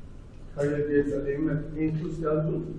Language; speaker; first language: Dutch; non-native, local second language; Papiamento